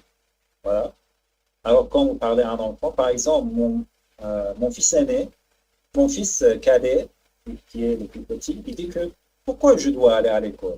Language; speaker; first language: French; non-native, fluent; Persian